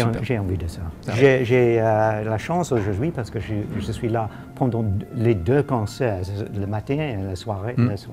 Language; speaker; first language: French; non-native, fluent; English